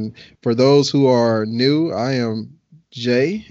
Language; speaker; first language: English; native; English